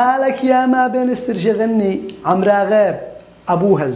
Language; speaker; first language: Arabic; native; Arabic